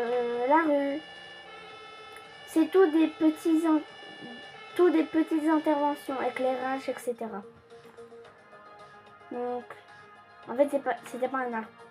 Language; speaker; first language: French; early bilingual, other home language; Polish